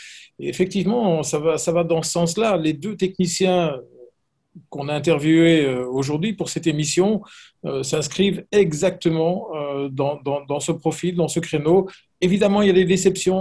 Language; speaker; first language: French; native; French